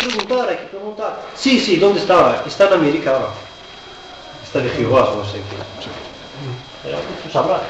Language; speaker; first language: Spanish; non-native, learner; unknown